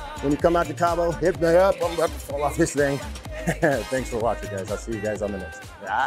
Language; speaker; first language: English; native; English